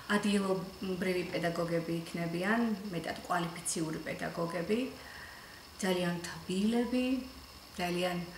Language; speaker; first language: Georgian; native; Georgian